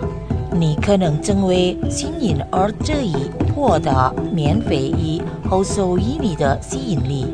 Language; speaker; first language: Chinese; non-native, fluent; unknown